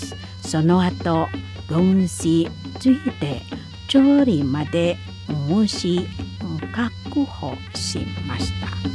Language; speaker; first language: Japanese; non-native, learner; Indonesian